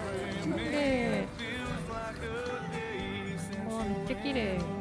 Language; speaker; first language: Japanese; native; Japanese